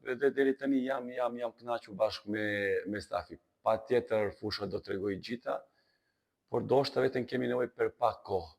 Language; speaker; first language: Albanian; non-native, learner; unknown